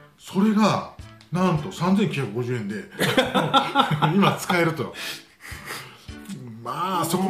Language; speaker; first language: Japanese; native; Japanese